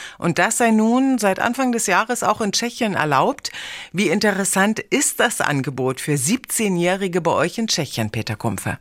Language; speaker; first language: German; native; German